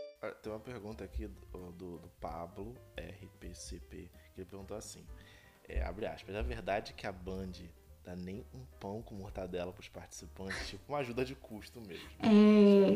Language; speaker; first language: Portuguese; native; Portuguese